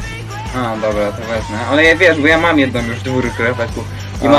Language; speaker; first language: Polish; native; Polish